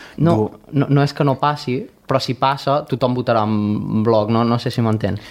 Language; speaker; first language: Catalan; native; Catalan